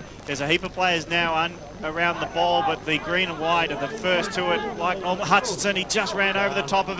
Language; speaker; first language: English; native; English